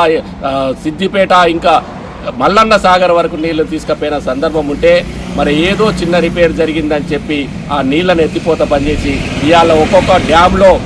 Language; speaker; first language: Telugu; native; Telugu